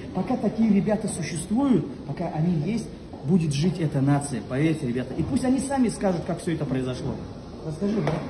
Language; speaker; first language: Russian; non-native, local second language; Tajik